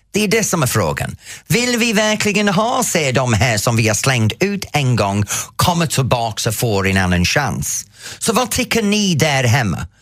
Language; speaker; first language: Swedish; non-native, fluent; English